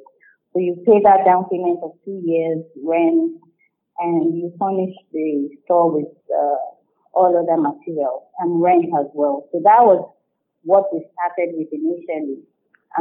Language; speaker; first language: English; non-native, local second language; Yoruba